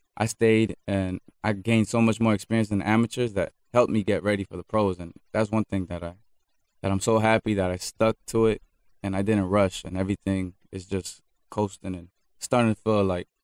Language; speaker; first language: English; native; English